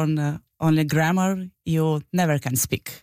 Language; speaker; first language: English; non-native, learner; Ukrainian